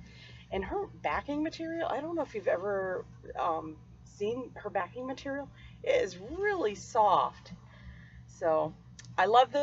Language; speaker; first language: English; native; English